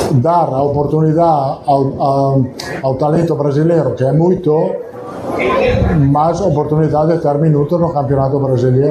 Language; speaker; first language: Portuguese; non-native, learner; Italian